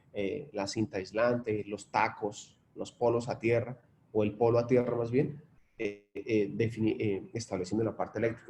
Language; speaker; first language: Spanish; native; Spanish